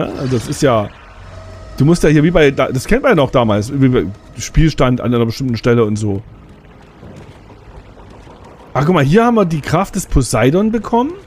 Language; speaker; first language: German; native; German